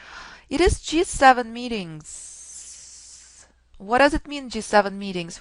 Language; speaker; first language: English; non-native, fluent; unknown